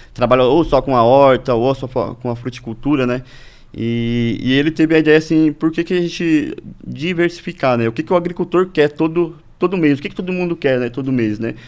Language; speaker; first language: Portuguese; native; Portuguese